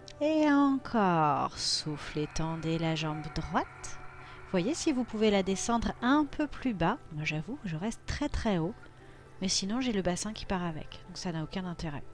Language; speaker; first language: French; native; French